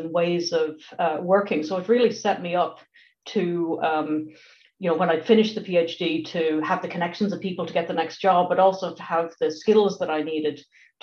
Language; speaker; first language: English; native; English